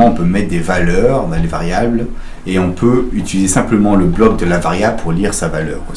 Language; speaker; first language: French; native; French